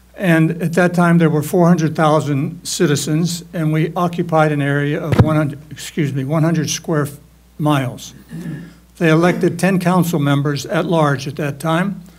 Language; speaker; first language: English; native; English